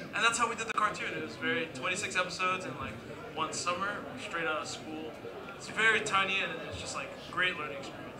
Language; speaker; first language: English; native; English